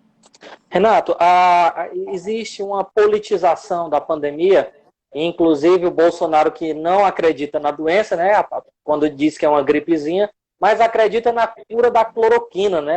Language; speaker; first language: Portuguese; native; Portuguese